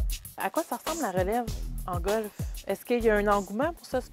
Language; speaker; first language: French; native; French